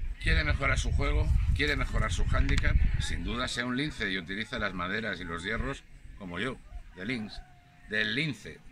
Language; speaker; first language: Spanish; native; Spanish